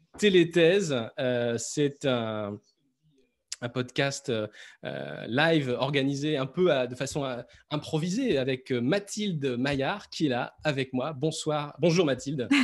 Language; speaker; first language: French; native; French